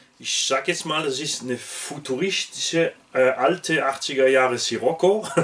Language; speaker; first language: German; non-native, local second language; French